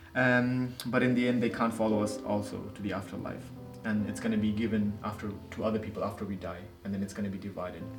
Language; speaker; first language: English; non-native, local second language; Nepali